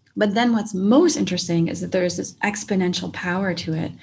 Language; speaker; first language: English; native; English